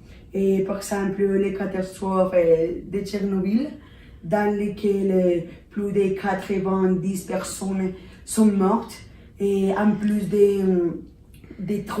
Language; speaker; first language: French; non-native, learner; Spanish